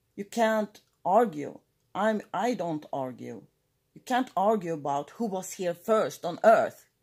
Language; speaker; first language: English; non-native, fluent; Swedish